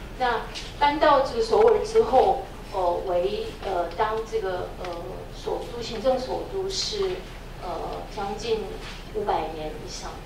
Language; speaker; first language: Chinese; non-native, fluent; Korean